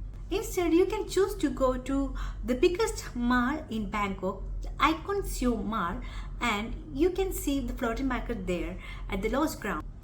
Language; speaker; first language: English; non-native, local second language; Malayalam